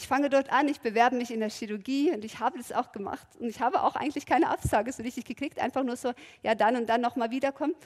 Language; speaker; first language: German; non-native, fluent; Norwegian